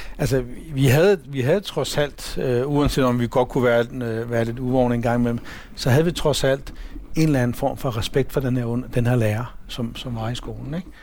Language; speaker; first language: Danish; early bilingual, other home language; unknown